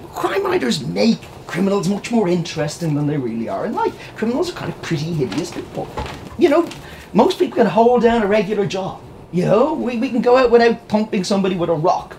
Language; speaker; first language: English; native; English